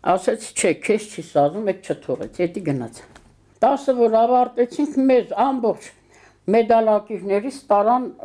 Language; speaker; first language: Armenian; native; Armenian